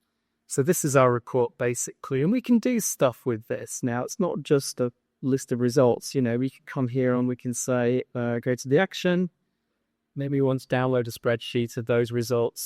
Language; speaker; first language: English; native; English